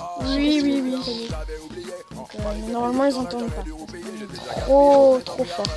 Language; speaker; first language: French; native; French